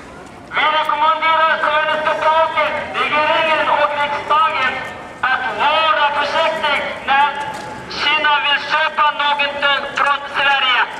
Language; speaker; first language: Swedish; non-native, learner; Uyghur